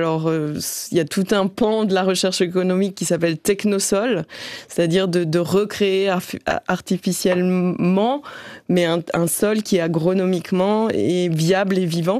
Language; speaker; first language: French; native; French